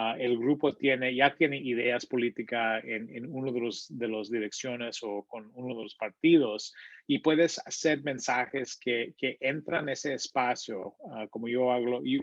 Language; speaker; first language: Spanish; early bilingual, heritage; Spanish